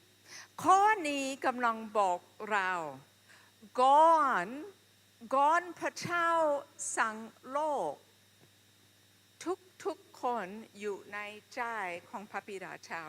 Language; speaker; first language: Thai; non-native, fluent; English